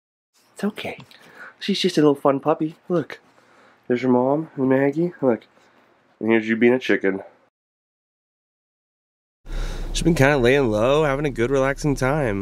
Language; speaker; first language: English; native; English